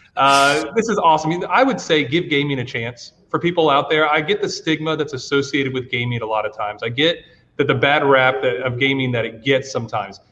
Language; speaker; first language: English; native; English